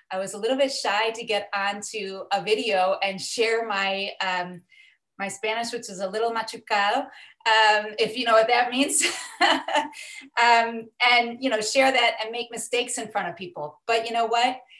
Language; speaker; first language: English; native; English